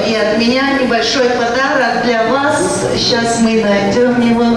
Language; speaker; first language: Russian; non-native, local second language; Latvian